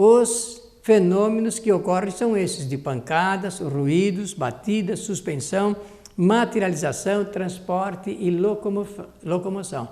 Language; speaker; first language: Portuguese; native; Portuguese